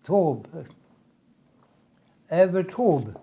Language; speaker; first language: English; non-native, learner; Swedish